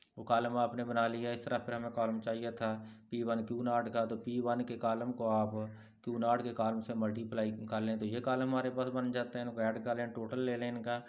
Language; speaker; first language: Urdu; non-native, local second language; Punjabi